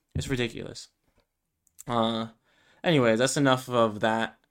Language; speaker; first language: English; early bilingual, other home language; Spanish